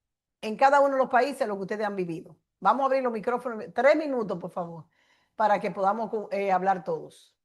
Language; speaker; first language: Spanish; native; Spanish